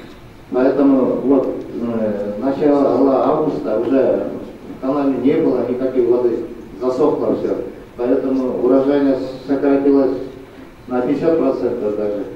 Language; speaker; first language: Russian; non-native, local second language; Kyrgyz